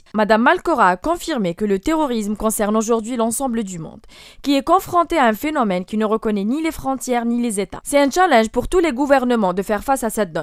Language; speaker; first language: French; non-native, local second language; Arabic